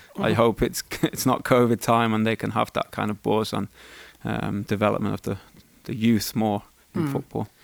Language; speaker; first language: English; native; English